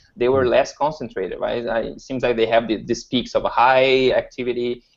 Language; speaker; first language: English; non-native, fluent; Portuguese